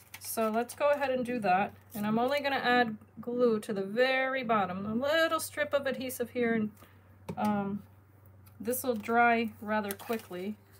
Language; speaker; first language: English; native; English